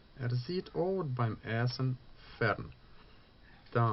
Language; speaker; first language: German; non-native, fluent; Ukrainian